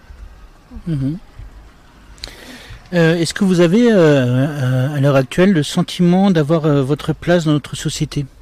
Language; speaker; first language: French; native; French